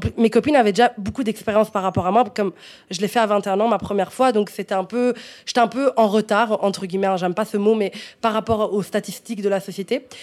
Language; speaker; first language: French; non-native, fluent; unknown